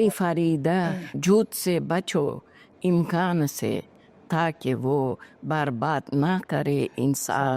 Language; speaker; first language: Hindi; non-native, fluent; Uzbek